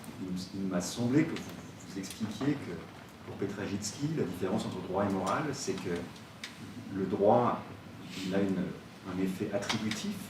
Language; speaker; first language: French; native; French